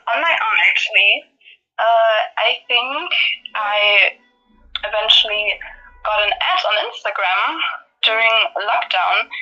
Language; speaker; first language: English; non-native, fluent; German